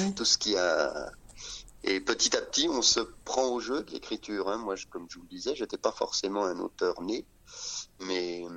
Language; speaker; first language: French; native; French